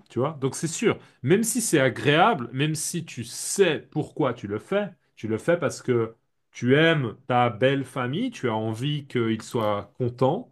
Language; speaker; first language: French; native; French